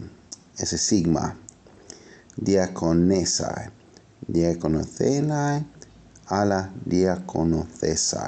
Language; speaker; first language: Spanish; non-native, fluent; English